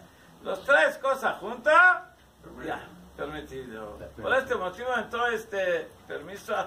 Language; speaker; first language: Spanish; non-native, learner; Hebrew